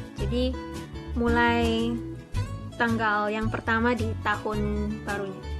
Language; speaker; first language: Indonesian; early bilingual, heritage; Indonesian